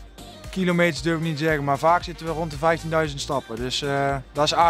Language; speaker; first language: Dutch; native; Dutch